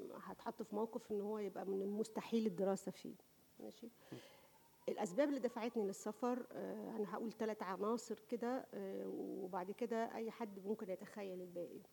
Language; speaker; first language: Arabic; native; Arabic